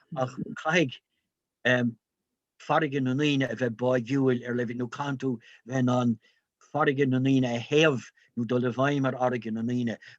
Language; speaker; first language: Irish; non-native, local second language; English